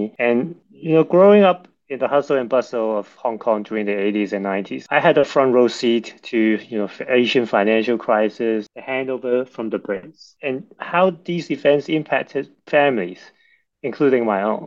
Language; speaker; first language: English; non-native, local second language; Cantonese